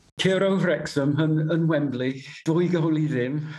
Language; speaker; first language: Welsh; non-native, learner; English